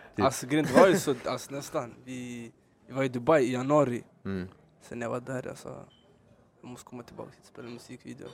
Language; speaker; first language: Swedish; early bilingual, other home language; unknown